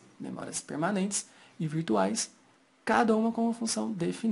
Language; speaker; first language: Portuguese; native; Portuguese